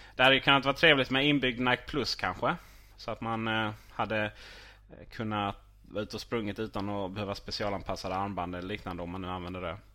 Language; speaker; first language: Swedish; native; Swedish